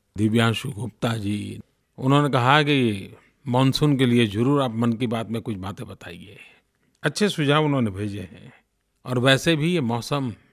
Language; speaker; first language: Hindi; non-native, local second language; Gujarati